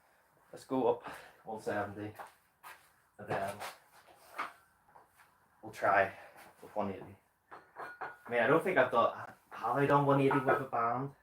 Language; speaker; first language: English; native; English